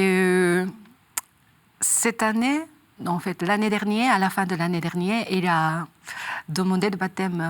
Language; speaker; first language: French; non-native, learner; Japanese